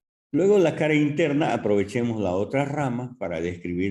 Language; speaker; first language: Spanish; native; Spanish